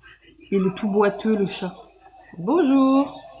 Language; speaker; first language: French; native; French